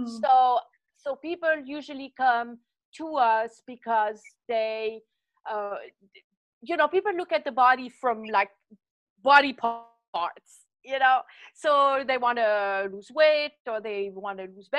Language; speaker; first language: English; non-native, fluent; French